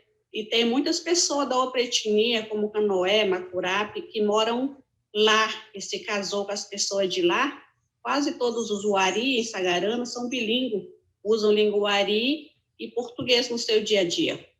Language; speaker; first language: Portuguese; non-native, local second language; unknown